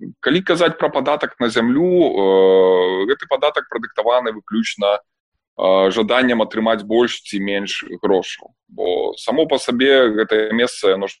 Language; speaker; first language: Belarusian; non-native, local second language; Russian